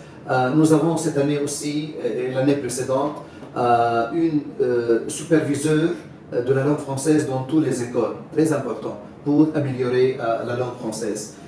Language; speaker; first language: French; non-native, fluent; Arabic